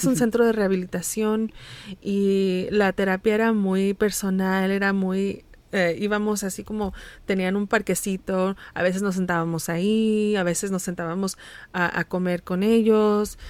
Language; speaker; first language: Spanish; early bilingual, heritage; Spanish